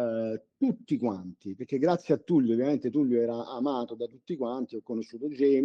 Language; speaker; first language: Italian; native; Italian